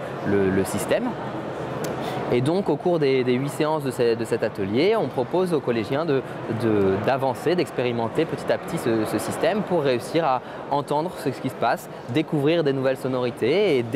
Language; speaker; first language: French; native; French